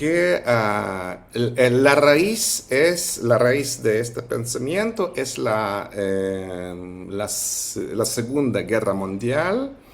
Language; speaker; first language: Spanish; non-native, fluent; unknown